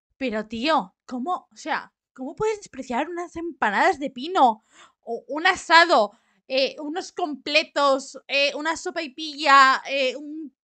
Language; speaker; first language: Spanish; native; Spanish